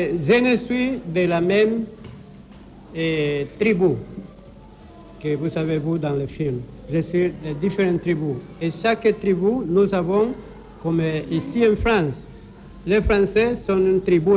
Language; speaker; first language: French; non-native, learner; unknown